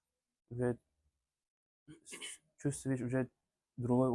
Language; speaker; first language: Russian; non-native, learner; Tajik